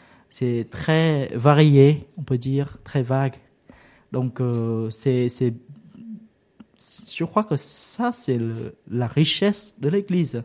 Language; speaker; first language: French; non-native, learner; Vietnamese